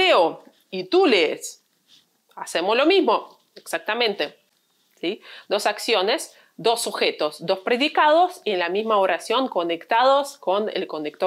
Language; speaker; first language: Spanish; non-native, fluent; Russian